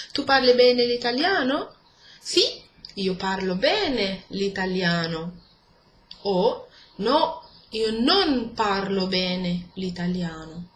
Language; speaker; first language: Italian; non-native, fluent; Arabic